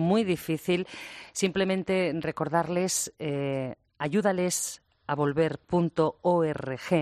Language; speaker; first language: Spanish; native; Spanish